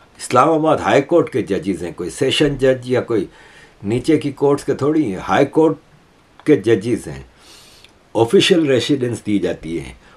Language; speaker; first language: Urdu; native; Urdu